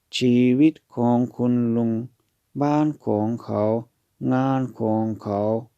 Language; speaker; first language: Thai; non-native, fluent; Hungarian